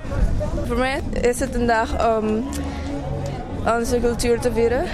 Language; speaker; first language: Dutch; non-native, local second language; Papiamento